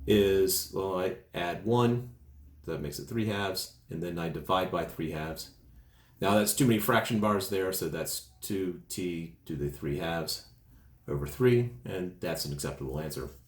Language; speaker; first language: English; native; English